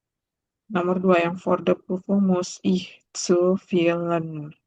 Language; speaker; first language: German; non-native, learner; Indonesian